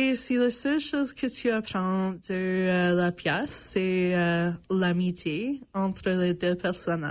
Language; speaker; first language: French; non-native, local second language; English